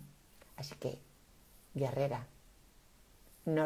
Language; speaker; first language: Spanish; native; Spanish